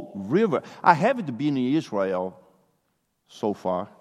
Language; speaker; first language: English; non-native, fluent; Portuguese